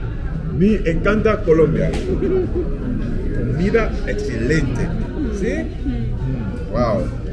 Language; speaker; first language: Spanish; non-native, learner; English